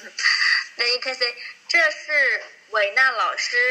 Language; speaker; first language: English; non-native, fluent; Chinese